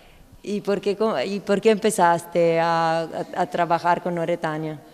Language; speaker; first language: Spanish; non-native, learner; Italian